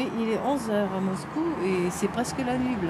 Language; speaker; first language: French; native; French